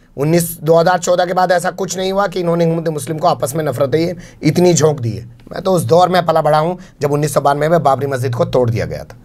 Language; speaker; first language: Hindi; native; Hindi